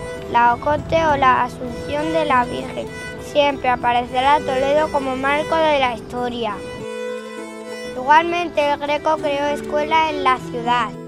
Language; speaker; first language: Spanish; native; Spanish